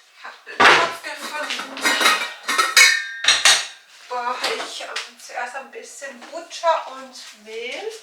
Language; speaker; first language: German; non-native, learner; Turkish